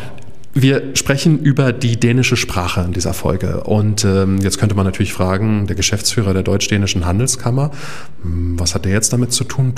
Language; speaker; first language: German; native; German